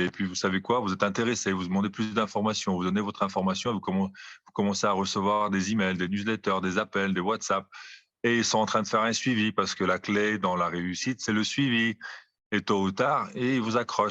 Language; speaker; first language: French; non-native, fluent; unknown